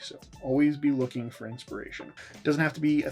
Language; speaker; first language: English; native; English